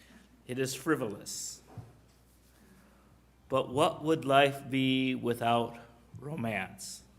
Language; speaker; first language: English; native; English